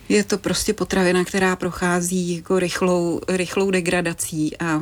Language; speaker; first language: Czech; native; Czech